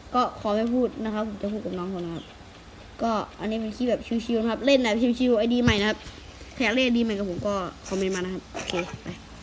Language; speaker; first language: Thai; native; Thai